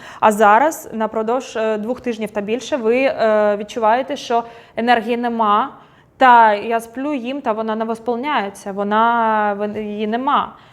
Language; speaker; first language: Ukrainian; non-native, local second language; Russian